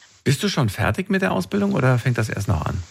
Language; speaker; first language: German; native; German